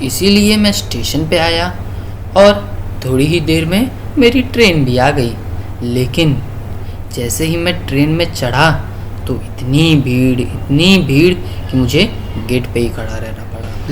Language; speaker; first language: Hindi; native; Hindi